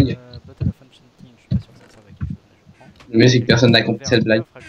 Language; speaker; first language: French; native; French